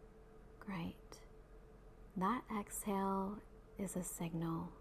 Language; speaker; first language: English; native; English